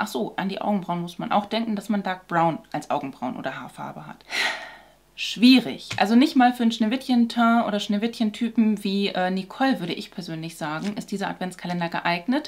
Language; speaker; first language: German; native; German